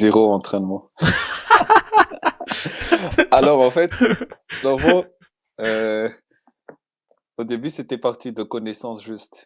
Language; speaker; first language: French; non-native, local second language; Malagasy